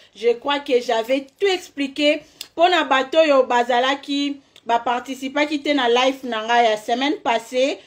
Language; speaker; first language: French; non-native, local second language; Lingala